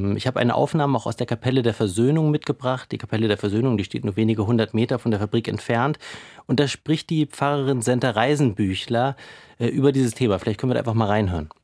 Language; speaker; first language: German; native; German